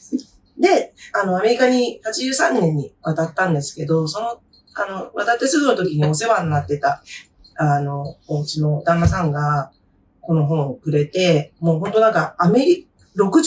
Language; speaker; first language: Japanese; native; Japanese